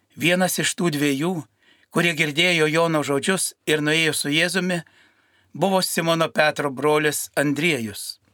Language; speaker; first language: Lithuanian; native; Lithuanian